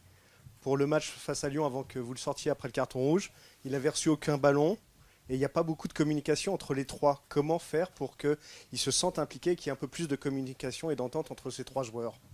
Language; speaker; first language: French; native; French